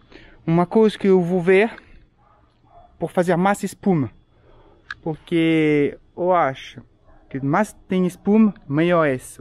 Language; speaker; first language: Portuguese; non-native, fluent; French